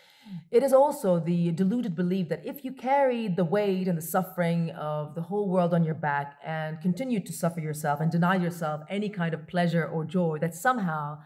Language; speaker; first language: English; non-native, local second language; Arabic